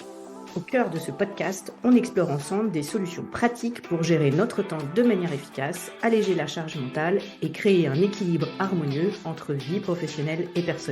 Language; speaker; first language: French; native; French